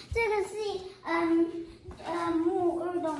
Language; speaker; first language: Chinese; early bilingual, heritage; English